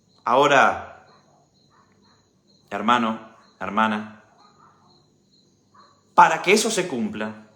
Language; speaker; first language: Spanish; native; Spanish